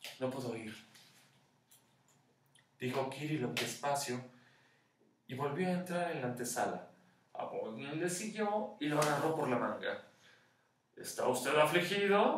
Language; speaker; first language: Spanish; native; Spanish